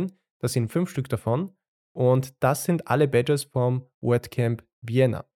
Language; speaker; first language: German; native; German